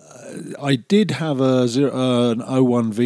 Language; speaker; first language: English; native; English